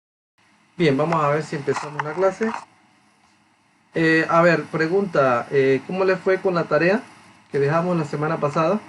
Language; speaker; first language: Spanish; native; Spanish